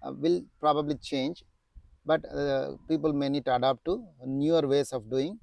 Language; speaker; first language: English; non-native, local second language; Telugu